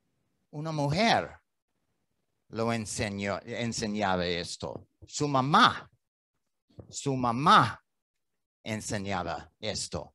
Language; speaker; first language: Spanish; non-native, learner; English